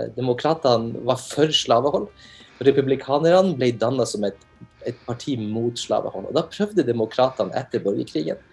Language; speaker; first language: Norwegian; native; Norwegian